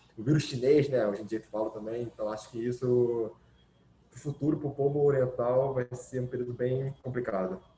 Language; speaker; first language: Portuguese; early bilingual, other home language; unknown